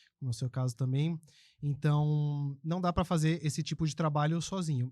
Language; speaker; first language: Portuguese; early bilingual, other home language; Spanish